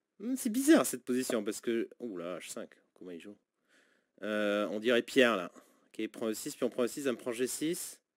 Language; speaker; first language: French; native; French